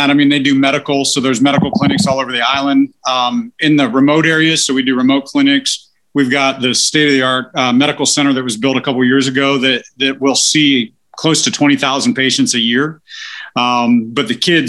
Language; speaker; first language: English; native; English